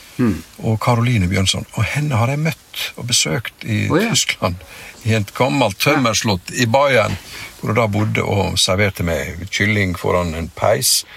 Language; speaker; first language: Norwegian; native; Norwegian